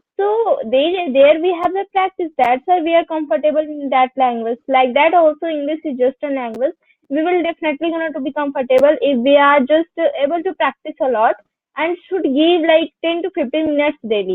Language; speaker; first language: English; non-native, learner; Hindi